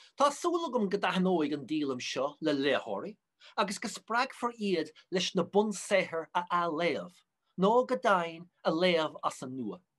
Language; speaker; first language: Irish; native; Irish